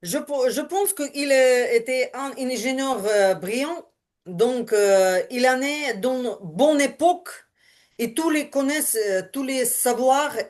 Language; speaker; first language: French; non-native, learner; Ukrainian